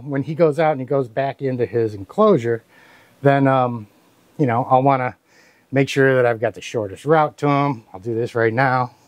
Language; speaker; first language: English; native; English